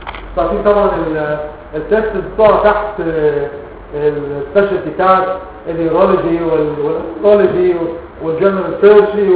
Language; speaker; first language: Arabic; native; Arabic